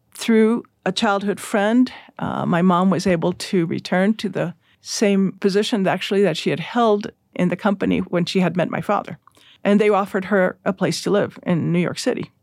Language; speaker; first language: English; early bilingual, other home language; Spanish